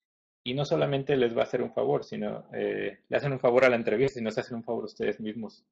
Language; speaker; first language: Spanish; native; Spanish